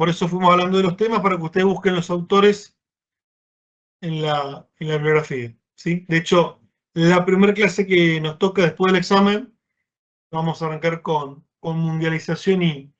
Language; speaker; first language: Spanish; native; Spanish